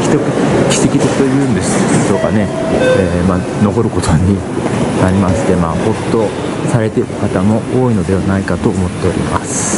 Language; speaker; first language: Japanese; native; Japanese